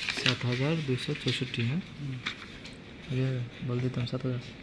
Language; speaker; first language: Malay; non-native, learner; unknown